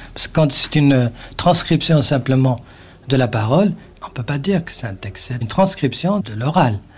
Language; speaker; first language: French; non-native, local second language; Arabic